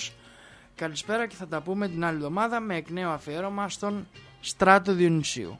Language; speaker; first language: Greek; native; Greek